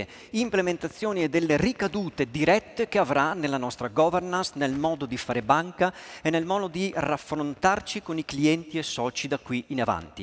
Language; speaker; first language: Italian; native; Italian